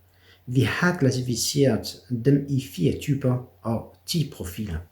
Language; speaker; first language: Danish; non-native, fluent; French